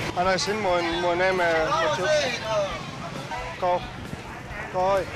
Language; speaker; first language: Vietnamese; non-native, learner; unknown